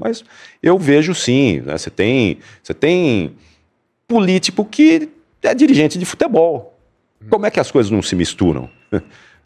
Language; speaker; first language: Portuguese; native; Portuguese